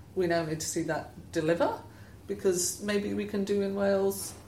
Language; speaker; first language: English; native; English